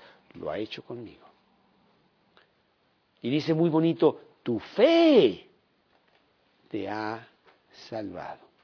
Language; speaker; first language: Spanish; native; Spanish